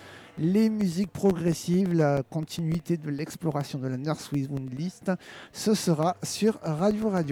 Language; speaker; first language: French; native; French